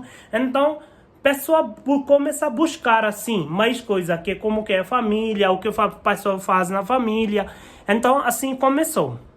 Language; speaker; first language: Portuguese; non-native, learner; Hindi